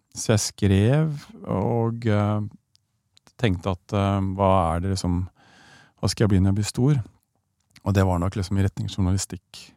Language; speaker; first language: Norwegian; native; Norwegian